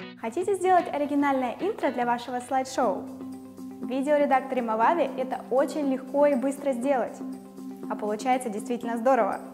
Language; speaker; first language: Russian; native; Russian